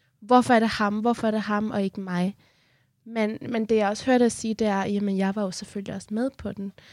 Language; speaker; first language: Danish; early bilingual, other home language; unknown